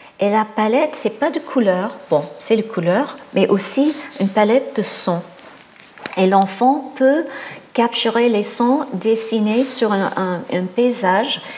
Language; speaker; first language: French; non-native, fluent; English